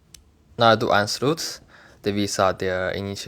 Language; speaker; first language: Swedish; non-native, learner; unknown